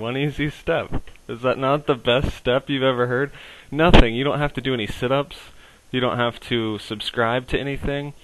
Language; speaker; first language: English; native; English